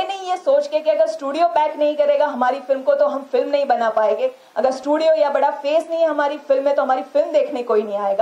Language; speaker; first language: Hindi; native; Hindi